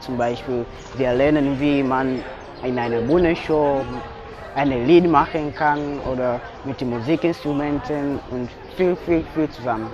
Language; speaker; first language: German; non-native, learner; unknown